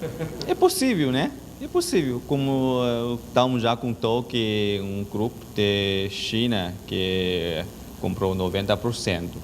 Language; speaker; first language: Portuguese; non-native, learner; Chinese